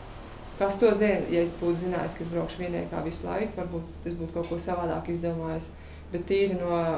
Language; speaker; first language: Latvian; native; Latvian